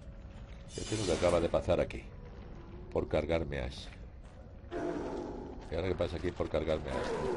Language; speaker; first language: Spanish; native; Spanish